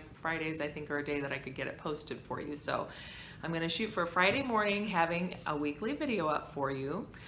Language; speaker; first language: English; native; English